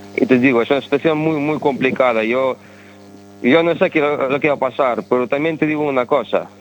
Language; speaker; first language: Spanish; early bilingual, other home language; Ukrainian